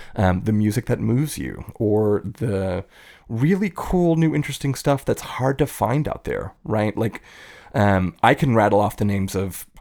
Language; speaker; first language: English; native; English